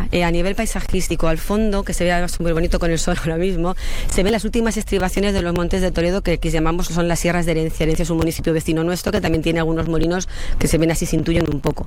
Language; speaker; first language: Spanish; native; Spanish